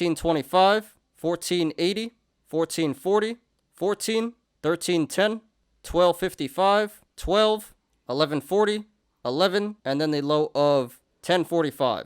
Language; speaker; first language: English; native; English